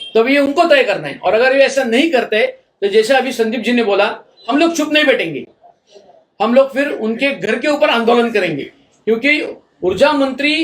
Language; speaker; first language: Hindi; non-native, local second language; Marathi